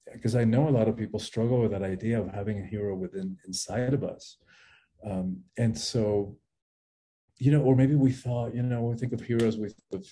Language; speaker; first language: English; early bilingual, other home language; Spanish